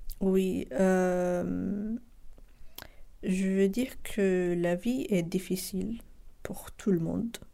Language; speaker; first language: French; non-native, local second language; Arabic